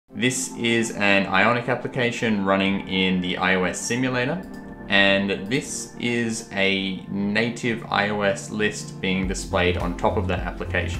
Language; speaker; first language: English; native; English